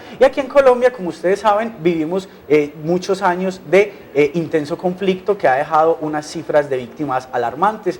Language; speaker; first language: Spanish; native; Spanish